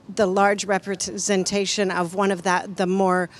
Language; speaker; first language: English; native; English